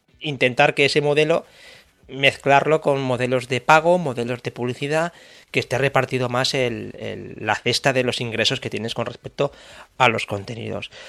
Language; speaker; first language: Spanish; native; Spanish